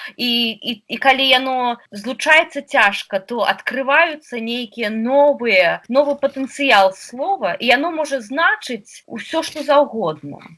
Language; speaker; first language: Belarusian; non-native, local second language; Russian